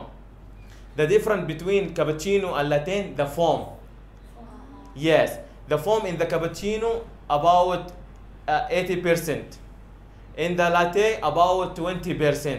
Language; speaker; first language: English; non-native, learner; Arabic